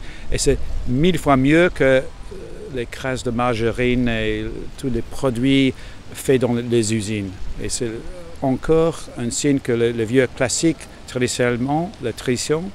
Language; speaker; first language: French; non-native, fluent; English